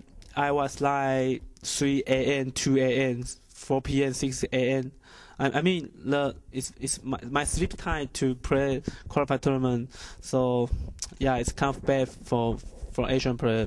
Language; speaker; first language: English; non-native, learner; Chinese